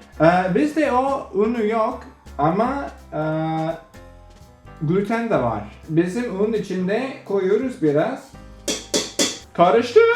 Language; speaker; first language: Turkish; non-native, learner; English